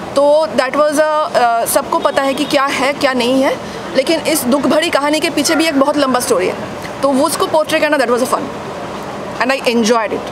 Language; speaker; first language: Hindi; native; Hindi